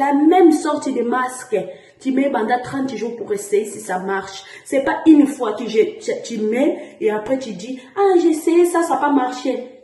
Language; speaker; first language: French; non-native, learner; Portuguese